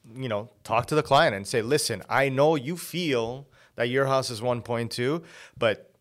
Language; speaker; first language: English; non-native, fluent; Portuguese